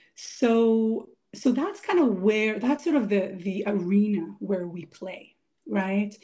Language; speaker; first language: English; non-native, fluent; Hebrew